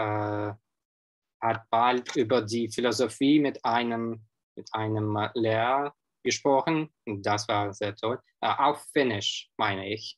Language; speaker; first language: German; non-native, learner; Russian